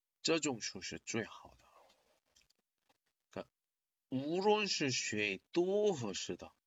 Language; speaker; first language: Chinese; non-native, learner; Korean